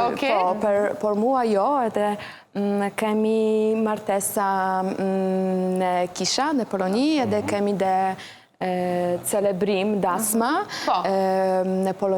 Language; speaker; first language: Albanian; non-native, learner; Polish